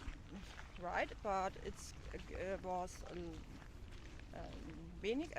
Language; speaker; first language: English; non-native, learner; German